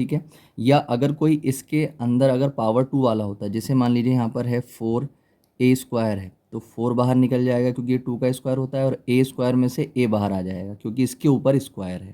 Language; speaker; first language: Hindi; native; Hindi